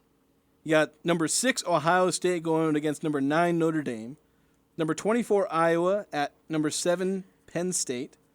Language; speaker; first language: English; native; English